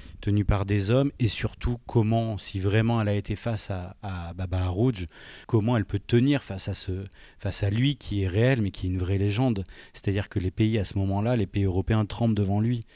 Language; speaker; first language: French; native; French